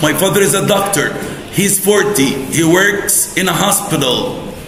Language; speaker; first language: English; non-native, fluent; Arabic